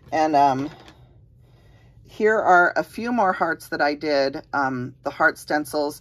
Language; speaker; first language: English; native; English